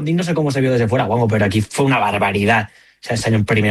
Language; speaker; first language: Spanish; native; Spanish